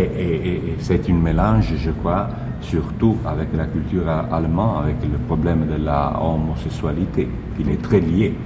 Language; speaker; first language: French; non-native, fluent; Italian